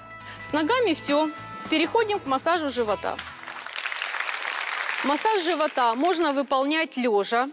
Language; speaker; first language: Russian; native; Russian